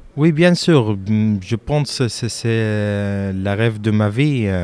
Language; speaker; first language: French; non-native, local second language; Arabic